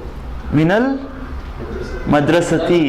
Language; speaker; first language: Arabic; non-native, fluent; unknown